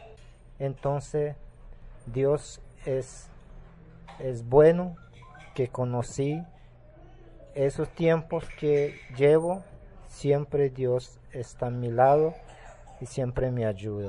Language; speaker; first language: Spanish; non-native, local second language; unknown